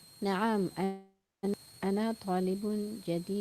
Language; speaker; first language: Arabic; non-native, learner; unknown